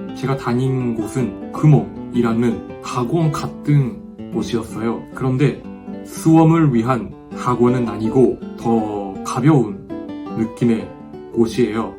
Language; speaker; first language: Korean; non-native, fluent; Japanese